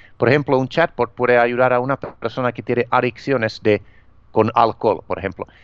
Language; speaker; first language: Spanish; non-native, fluent; Finnish